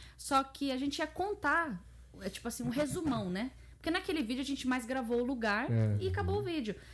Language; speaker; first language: Portuguese; early bilingual, heritage; Portuguese